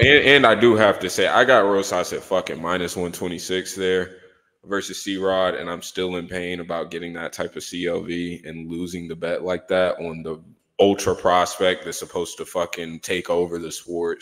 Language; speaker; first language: English; native; English